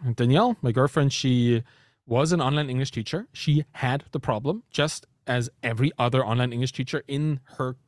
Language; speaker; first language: English; non-native, fluent; German